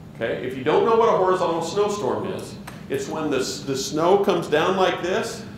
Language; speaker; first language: English; native; English